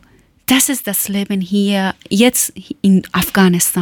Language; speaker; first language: German; non-native, learner; Persian